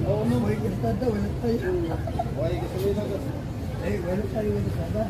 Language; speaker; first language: Filipino; non-native, local second language; Cebuano